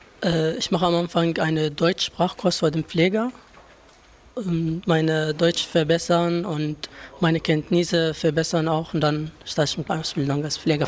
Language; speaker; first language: German; non-native, learner; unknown